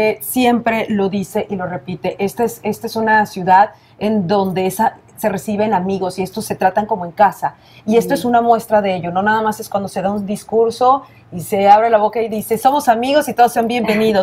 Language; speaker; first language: Spanish; native; Spanish